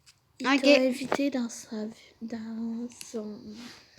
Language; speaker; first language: French; native; French